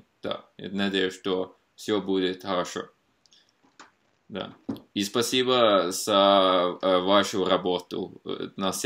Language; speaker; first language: Russian; non-native, fluent; Norwegian